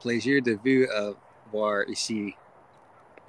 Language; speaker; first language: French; non-native, learner; English